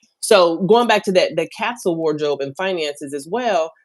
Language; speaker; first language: English; native; English